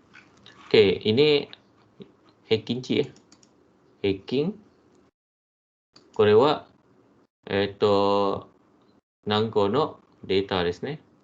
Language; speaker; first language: Japanese; non-native, fluent; Malay